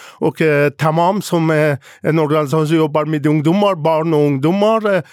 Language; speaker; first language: Swedish; non-native, learner; Persian